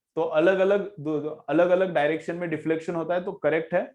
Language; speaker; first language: Hindi; non-native, local second language; Marathi